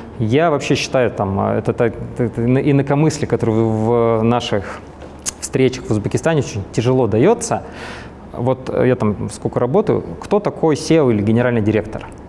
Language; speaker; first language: Russian; native; Russian